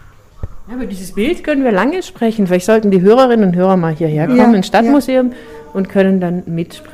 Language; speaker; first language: German; native; German